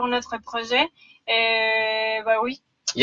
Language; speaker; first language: French; non-native, fluent; Spanish